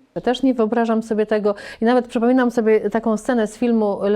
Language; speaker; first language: Polish; native; Polish